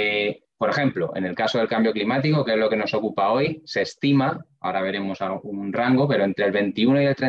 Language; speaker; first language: Spanish; native; Spanish